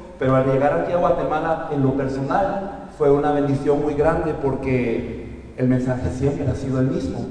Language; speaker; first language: Spanish; native; Spanish